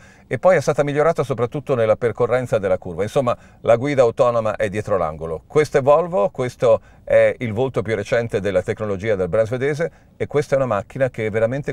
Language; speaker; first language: Italian; native; Italian